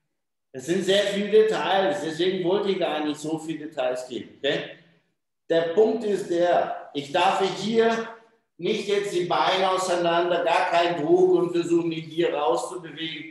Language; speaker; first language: German; non-native, fluent; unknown